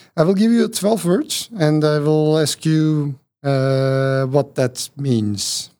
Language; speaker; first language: English; non-native, fluent; Turkish